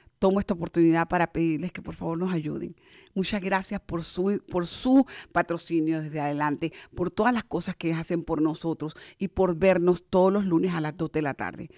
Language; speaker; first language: Spanish; native; Spanish